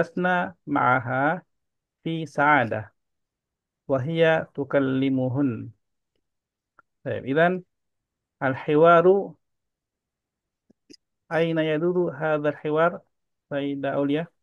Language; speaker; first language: Arabic; non-native, fluent; Indonesian